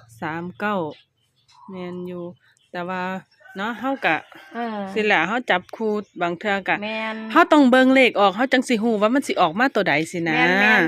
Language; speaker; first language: Thai; native; Thai